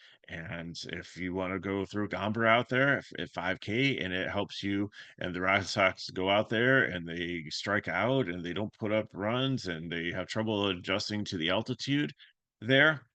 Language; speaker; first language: English; native; English